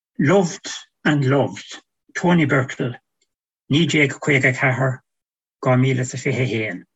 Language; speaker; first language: Irish; native; Irish